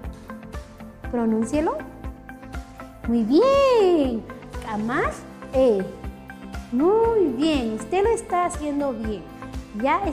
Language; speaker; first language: Spanish; non-native, local second language; Kʼicheʼ